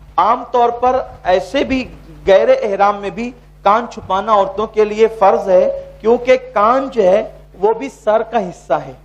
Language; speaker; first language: Urdu; native; Urdu